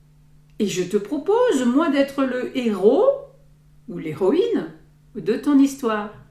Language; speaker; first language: French; native; French